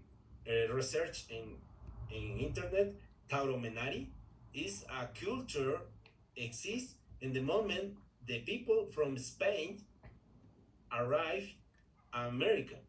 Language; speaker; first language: English; non-native, learner; Spanish